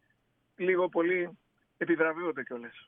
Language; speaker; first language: Greek; native; Greek